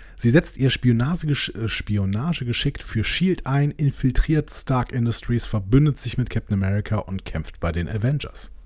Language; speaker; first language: German; native; German